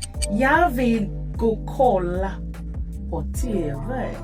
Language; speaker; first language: Swedish; non-native, learner; English